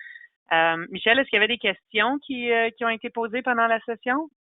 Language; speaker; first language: French; native; French